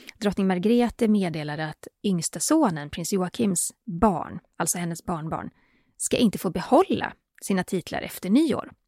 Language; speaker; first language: Swedish; native; Swedish